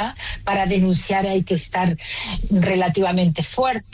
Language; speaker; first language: Spanish; native; Spanish